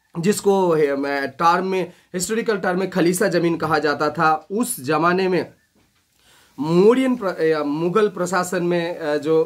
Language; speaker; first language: Hindi; non-native, local second language; Bangla